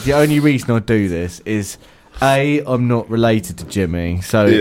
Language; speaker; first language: English; native; English